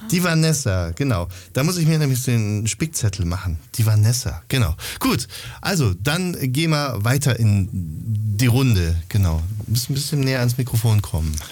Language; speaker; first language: German; native; German